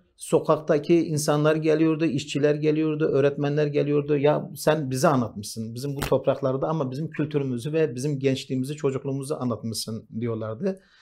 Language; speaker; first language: Turkish; non-native, local second language; Kurdish